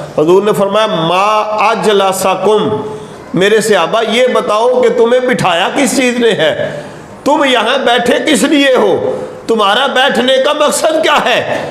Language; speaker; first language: Urdu; non-native, local second language; Punjabi